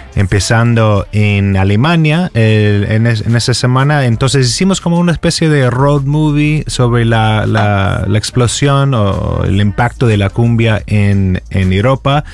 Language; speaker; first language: Spanish; non-native, fluent; English